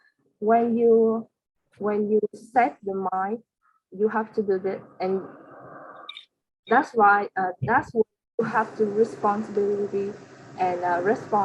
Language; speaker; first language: English; non-native, learner; Vietnamese